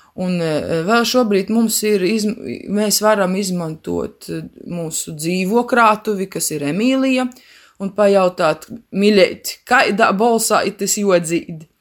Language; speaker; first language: Latvian; native; Latvian